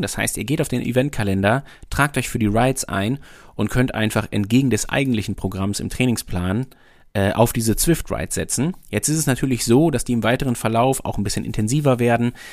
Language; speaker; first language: German; native; German